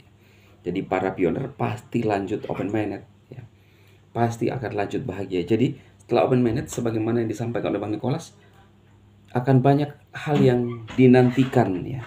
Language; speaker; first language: Indonesian; native; Indonesian